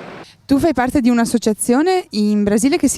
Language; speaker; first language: Italian; native; Italian